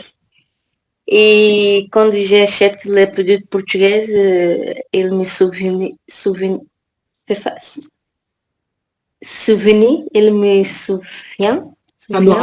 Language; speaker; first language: French; non-native, learner; Portuguese